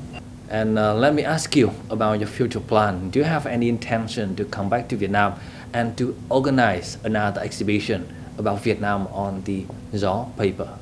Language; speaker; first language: English; non-native, fluent; Vietnamese